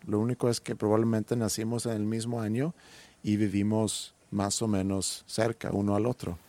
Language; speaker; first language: Spanish; non-native, fluent; Swedish